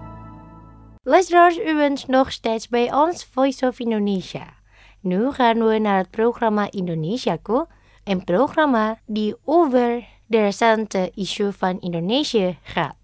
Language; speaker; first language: Dutch; non-native, learner; Indonesian